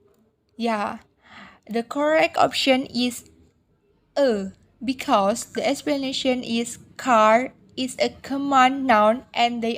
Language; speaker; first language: English; non-native, learner; Indonesian